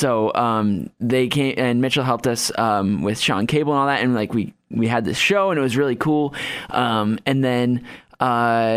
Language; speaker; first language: English; native; English